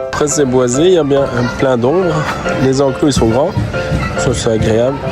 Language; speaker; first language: French; native; French